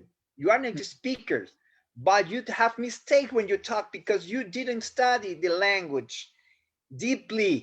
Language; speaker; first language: English; non-native, fluent; Spanish